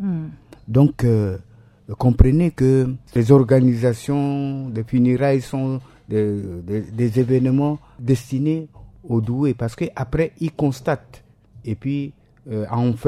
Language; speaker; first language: French; non-native, local second language; Sango